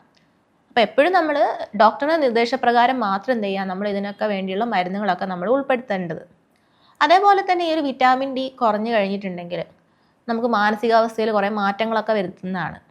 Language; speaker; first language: Malayalam; native; Malayalam